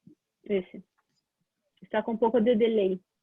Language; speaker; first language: Spanish; non-native, fluent; Portuguese